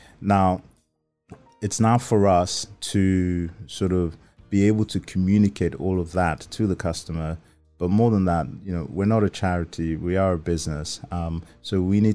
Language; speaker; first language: English; non-native, local second language; Yoruba